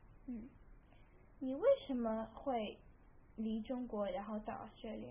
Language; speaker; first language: Chinese; early bilingual, heritage; Chinese